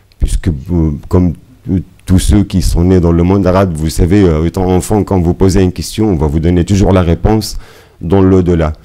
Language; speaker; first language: French; non-native, fluent; Arabic